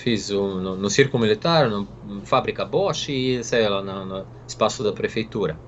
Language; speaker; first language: Portuguese; non-native, fluent; Serbian